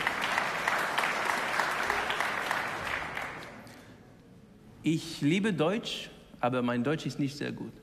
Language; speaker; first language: German; non-native, learner; English